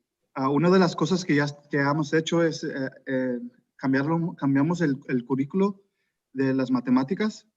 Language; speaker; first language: Spanish; early bilingual, heritage; Spanish